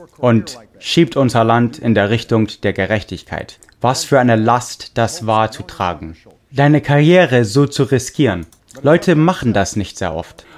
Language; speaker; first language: German; non-native, fluent; English